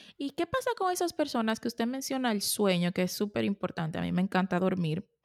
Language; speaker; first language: Spanish; native; Spanish